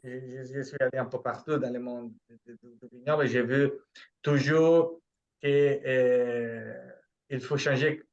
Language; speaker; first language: French; non-native, fluent; Italian